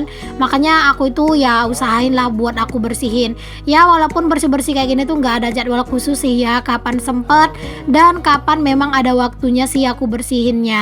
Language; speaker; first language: Indonesian; native; Indonesian